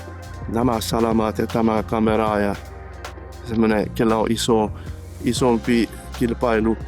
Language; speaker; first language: Finnish; non-native, fluent; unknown